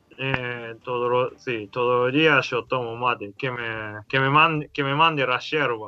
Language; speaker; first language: Spanish; non-native, learner; Japanese